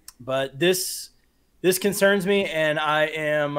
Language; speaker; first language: English; native; English